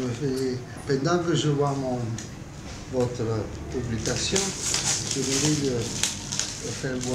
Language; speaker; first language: French; non-native, fluent; Italian